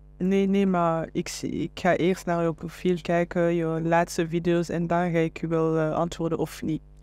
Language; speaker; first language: Dutch; non-native, local second language; French